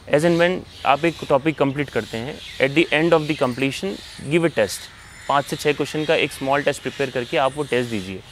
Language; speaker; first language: Hindi; native; Hindi